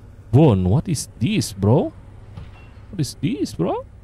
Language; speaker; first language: English; non-native, learner; Indonesian